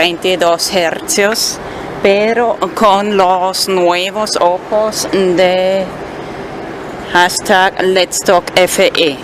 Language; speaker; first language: Spanish; non-native, fluent; German